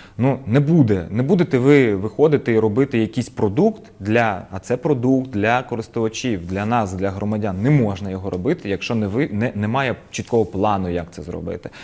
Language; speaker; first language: Ukrainian; non-native, local second language; Russian